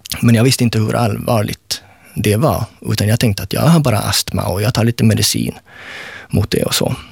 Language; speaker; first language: Swedish; native; Swedish